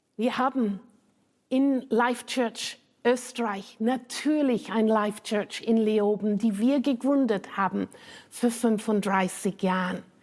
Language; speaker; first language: German; non-native, fluent; English